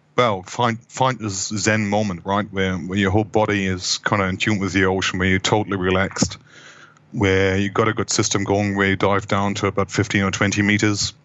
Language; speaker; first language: English; non-native, fluent; German